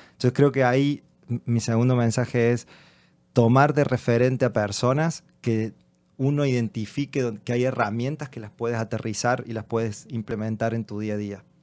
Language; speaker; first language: Spanish; native; Spanish